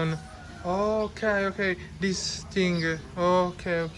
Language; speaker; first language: English; non-native, fluent; Italian